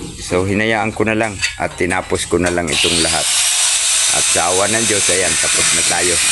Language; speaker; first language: Filipino; non-native, local second language; Cebuano